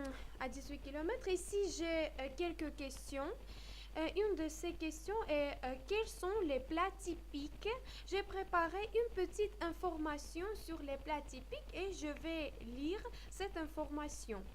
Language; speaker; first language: French; non-native, fluent; Armenian